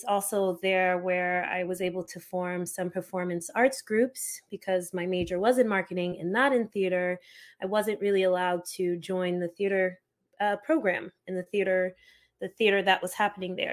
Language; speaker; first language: English; early bilingual, other home language; Haitian Creole